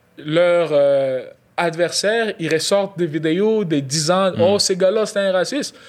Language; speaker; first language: French; non-native, local second language; Lingala